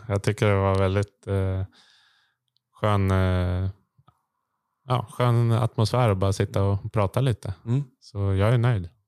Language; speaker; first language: Swedish; native; Swedish